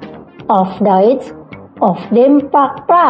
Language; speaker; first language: German; non-native, fluent; Indonesian